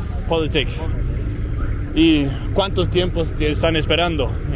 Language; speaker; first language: Spanish; non-native, learner; Danish